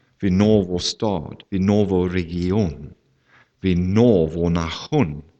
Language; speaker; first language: Swedish; non-native, fluent; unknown